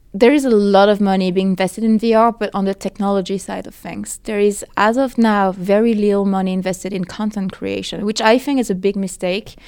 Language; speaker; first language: English; non-native, fluent; French